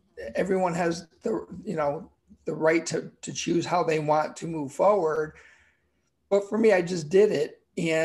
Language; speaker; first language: English; native; English